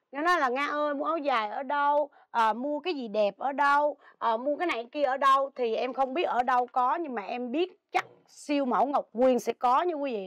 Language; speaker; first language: Vietnamese; native; Vietnamese